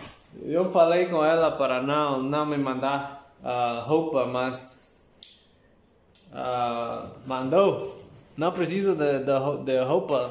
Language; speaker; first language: Portuguese; non-native, learner; Spanish